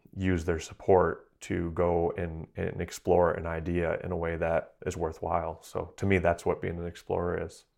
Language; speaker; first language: English; native; English